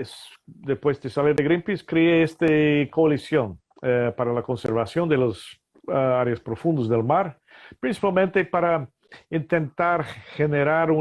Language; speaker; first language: Portuguese; non-native, fluent; English